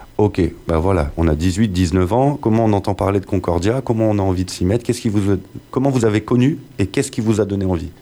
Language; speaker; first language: French; native; French